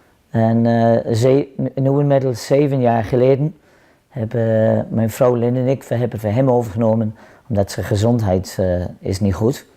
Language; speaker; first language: Dutch; non-native, fluent; English